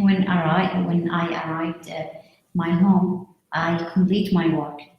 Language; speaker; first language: English; non-native, learner; Arabic